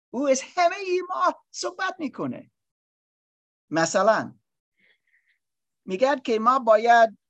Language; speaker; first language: Persian; non-native, learner; English